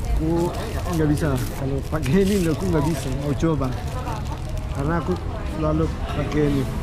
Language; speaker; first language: Indonesian; non-native, learner; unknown